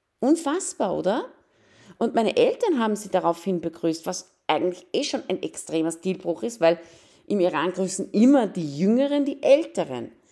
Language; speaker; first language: German; early bilingual, other home language; Persian